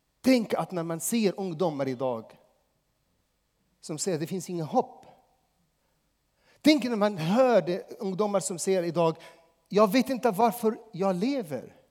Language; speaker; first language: Swedish; non-native, fluent; Arabic